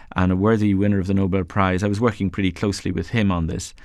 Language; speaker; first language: English; native; English